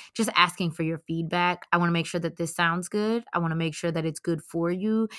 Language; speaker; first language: English; native; English